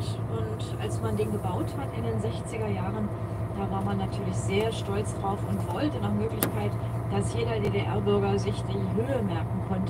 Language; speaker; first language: German; native; German